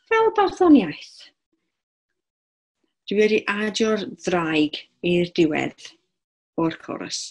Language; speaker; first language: Welsh; non-native, local second language; English